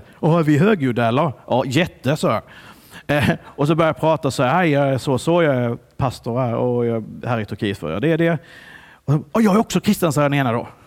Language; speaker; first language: Swedish; early bilingual, other home language; Italian